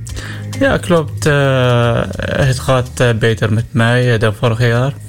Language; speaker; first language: Dutch; non-native, learner; Arabic